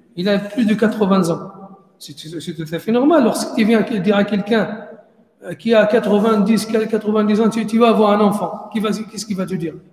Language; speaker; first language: French; non-native, local second language; Arabic